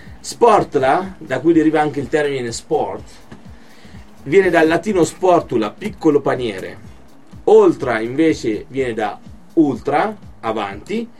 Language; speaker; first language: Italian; native; Italian